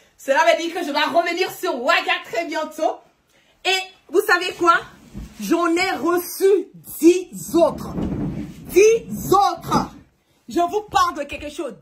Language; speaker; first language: French; early bilingual, heritage; French